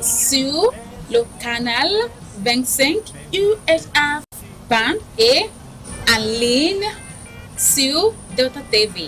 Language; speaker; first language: French; non-native, fluent; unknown